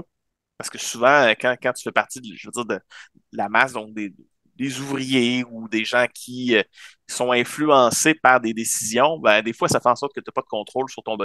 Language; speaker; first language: French; native; French